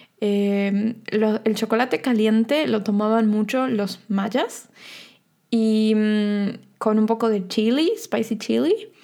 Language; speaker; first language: Spanish; native; Spanish